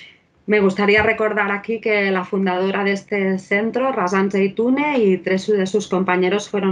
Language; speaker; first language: Spanish; native; Spanish